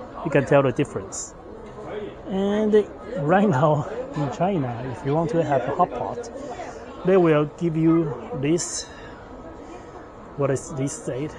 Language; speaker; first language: English; non-native, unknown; Chinese